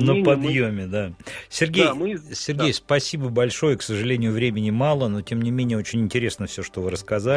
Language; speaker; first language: Russian; native; Russian